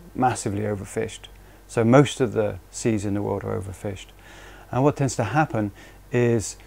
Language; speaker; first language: English; native; English